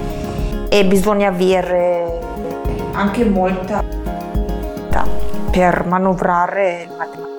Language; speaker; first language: Italian; non-native, fluent; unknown